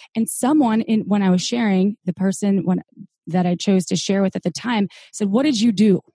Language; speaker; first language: English; native; English